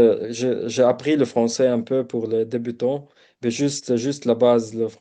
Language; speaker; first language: French; non-native, local second language; Arabic